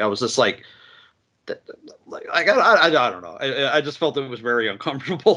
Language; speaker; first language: English; native; English